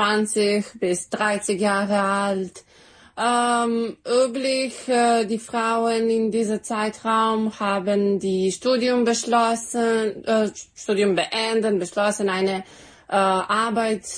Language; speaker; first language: German; non-native, learner; Serbian